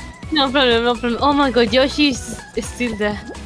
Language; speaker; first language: English; non-native, fluent; Spanish